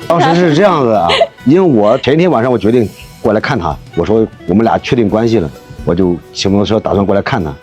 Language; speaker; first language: Chinese; native; Chinese